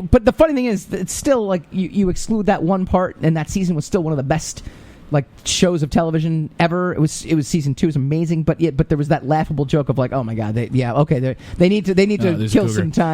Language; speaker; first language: English; native; English